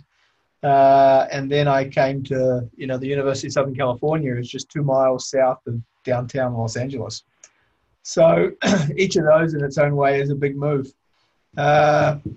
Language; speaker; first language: English; native; English